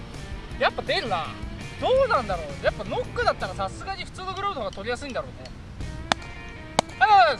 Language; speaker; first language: Japanese; native; Japanese